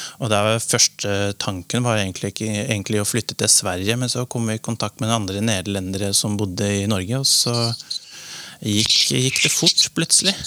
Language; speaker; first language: Norwegian; non-native, fluent; Dutch